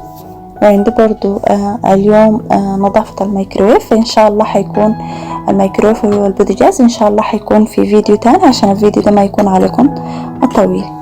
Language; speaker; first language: Arabic; native; Arabic